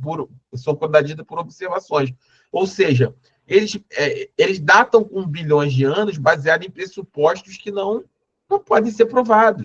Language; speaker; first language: Portuguese; native; Portuguese